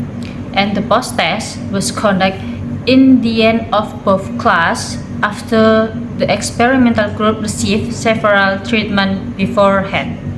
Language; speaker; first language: English; non-native, learner; Indonesian